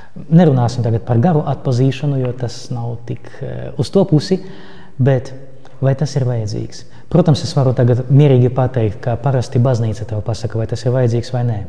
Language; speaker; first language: Latvian; non-native, local second language; Russian